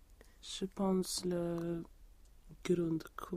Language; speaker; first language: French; non-native, learner; Swedish